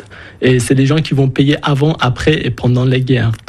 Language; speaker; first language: French; non-native, fluent; Persian